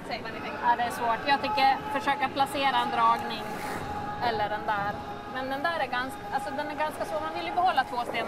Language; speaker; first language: Swedish; native; Swedish